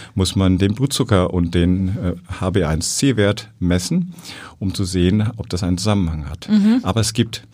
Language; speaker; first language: German; native; German